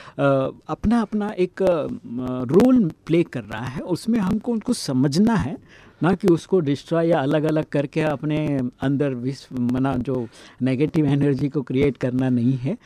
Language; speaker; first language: Hindi; native; Hindi